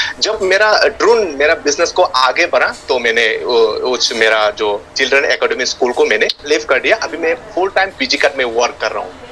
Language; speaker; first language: Hindi; non-native, local second language; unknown